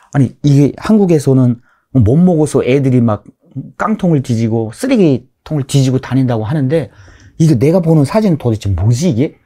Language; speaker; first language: Korean; native; Korean